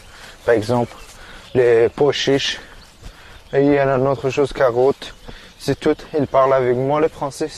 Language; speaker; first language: French; non-native, learner; Persian